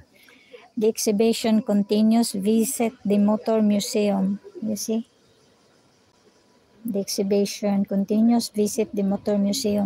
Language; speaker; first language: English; non-native, learner; Filipino